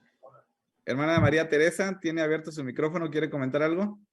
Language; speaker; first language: Spanish; native; Spanish